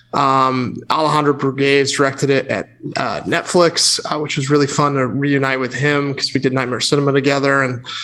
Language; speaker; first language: English; native; English